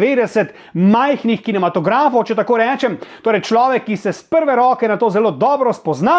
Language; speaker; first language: Slovenian; native; Slovenian